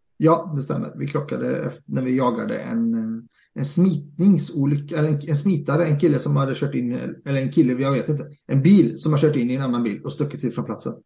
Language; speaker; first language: Swedish; early bilingual, other home language; Arabic